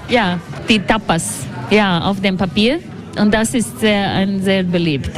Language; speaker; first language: German; non-native, fluent; Latvian